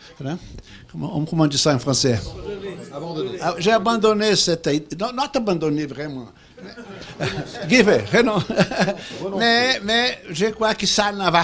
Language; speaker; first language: French; non-native, fluent; Portuguese